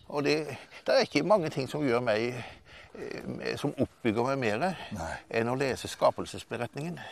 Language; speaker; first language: Norwegian; native; Norwegian